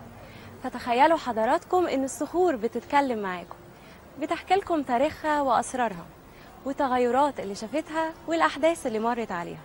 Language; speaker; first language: Arabic; native; Arabic